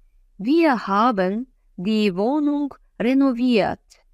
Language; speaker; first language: German; non-native, fluent; Azerbaijani